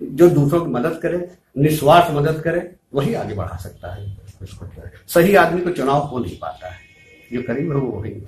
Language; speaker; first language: Hindi; native; Hindi